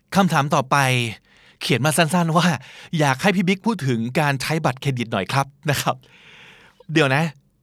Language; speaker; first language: Thai; native; Thai